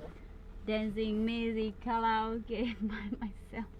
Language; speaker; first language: English; non-native, learner; Thai